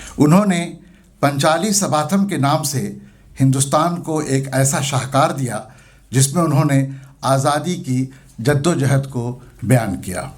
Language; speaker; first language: Urdu; native; Urdu